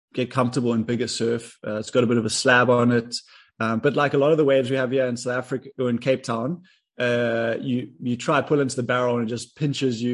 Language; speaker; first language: English; native; English